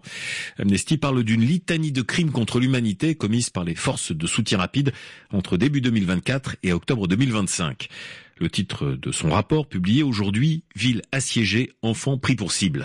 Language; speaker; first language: French; native; French